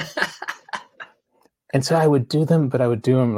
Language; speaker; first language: English; native; English